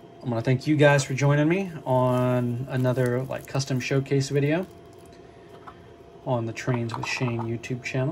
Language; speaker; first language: English; native; English